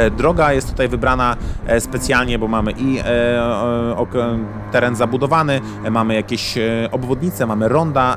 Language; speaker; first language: Polish; native; Polish